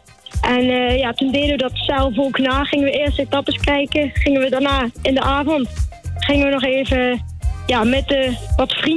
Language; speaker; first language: Dutch; native; Dutch